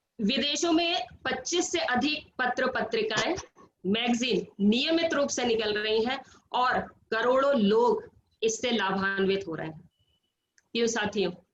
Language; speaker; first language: Hindi; native; Hindi